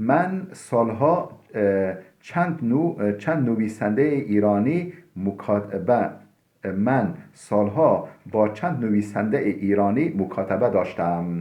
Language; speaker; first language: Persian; non-native, fluent; Turkish